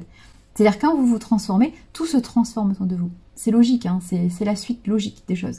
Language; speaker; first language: French; native; French